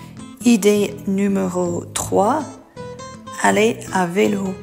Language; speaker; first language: French; non-native, learner; English